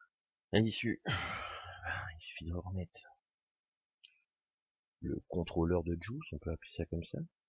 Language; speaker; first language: French; native; French